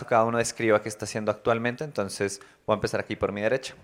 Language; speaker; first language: Spanish; native; Spanish